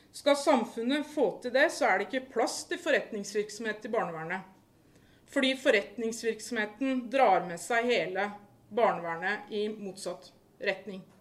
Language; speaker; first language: Norwegian; native; Norwegian